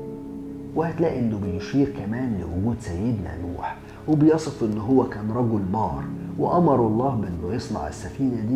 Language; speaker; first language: Arabic; native; Arabic